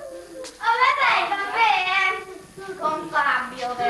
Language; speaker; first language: Italian; native; Italian